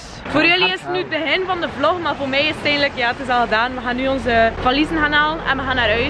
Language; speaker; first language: Dutch; native; Dutch